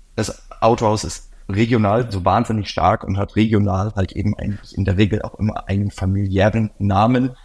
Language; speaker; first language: German; native; German